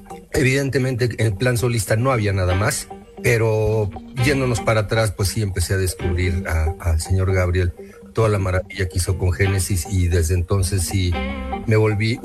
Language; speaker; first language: Spanish; native; Spanish